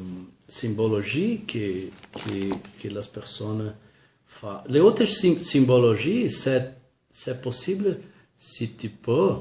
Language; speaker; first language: French; non-native, learner; Portuguese